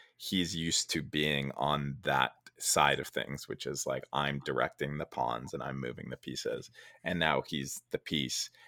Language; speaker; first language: English; native; English